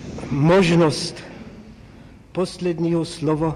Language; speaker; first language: Czech; non-native, fluent; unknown